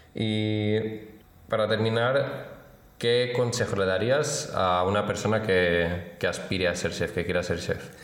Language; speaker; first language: Spanish; native; Spanish